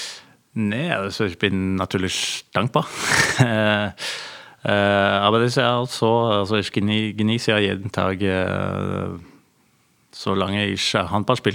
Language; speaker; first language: German; non-native, fluent; Norwegian